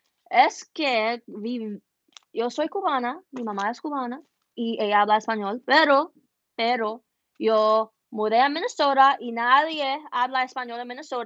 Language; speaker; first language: Spanish; early bilingual, heritage; Spanish